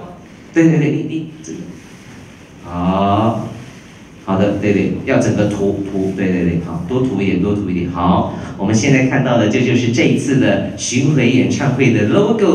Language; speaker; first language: Chinese; native; Chinese